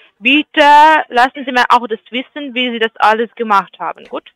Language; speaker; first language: German; non-native, fluent; Ukrainian